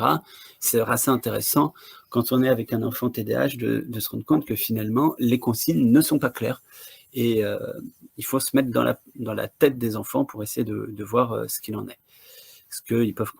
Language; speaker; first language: French; native; French